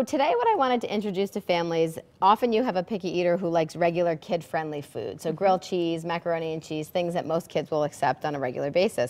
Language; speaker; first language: English; native; English